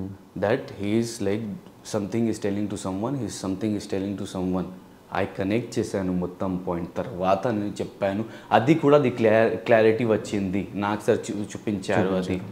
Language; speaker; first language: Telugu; non-native, learner; Hindi